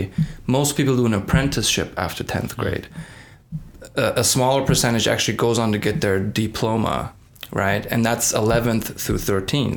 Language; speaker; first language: English; non-native, fluent; Persian